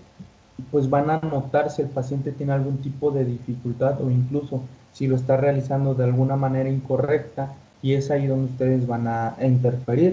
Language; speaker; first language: Spanish; native; Spanish